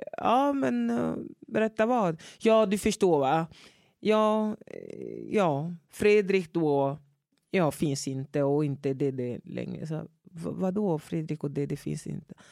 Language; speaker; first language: Swedish; non-native, fluent; French